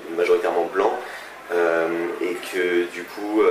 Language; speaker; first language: French; native; French